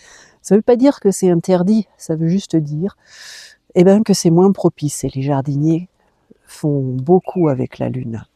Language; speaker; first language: French; native; French